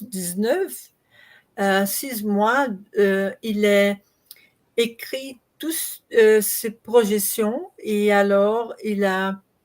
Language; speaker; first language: French; non-native, learner; Portuguese